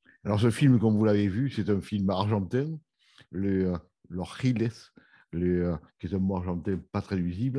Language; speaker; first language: French; native; French